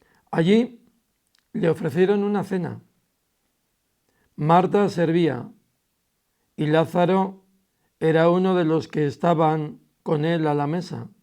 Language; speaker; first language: Spanish; native; Spanish